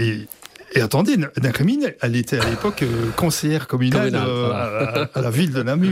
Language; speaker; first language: French; native; French